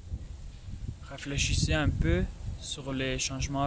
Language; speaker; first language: French; non-native, learner; Spanish